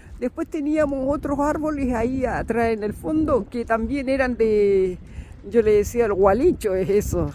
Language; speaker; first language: Spanish; native; Spanish